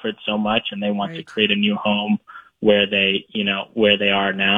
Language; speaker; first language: English; native; English